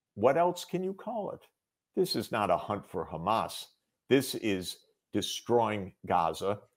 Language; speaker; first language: English; native; English